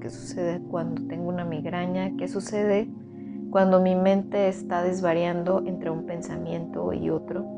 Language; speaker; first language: Spanish; native; Spanish